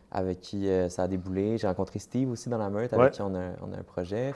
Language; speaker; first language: French; native; French